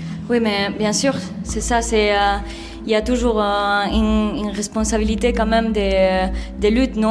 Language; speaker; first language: French; non-native, fluent; Spanish